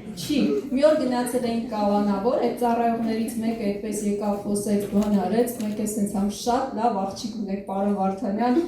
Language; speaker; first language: Armenian; native; Armenian